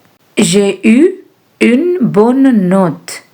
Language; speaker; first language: French; non-native, fluent; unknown